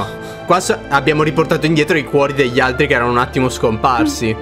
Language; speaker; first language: Italian; native; Italian